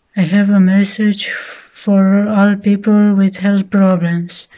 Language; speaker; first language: English; non-native, learner; Romanian